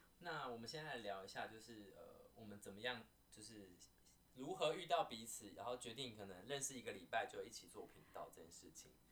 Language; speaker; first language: Chinese; native; Chinese